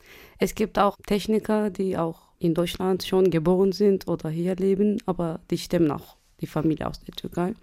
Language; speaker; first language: German; non-native, fluent; Turkish